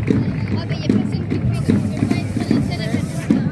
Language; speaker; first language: French; native; French